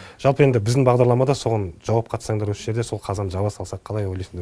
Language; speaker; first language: Kazakh; native; Kazakh